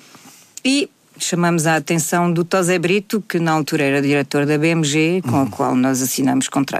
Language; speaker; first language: Portuguese; native; Portuguese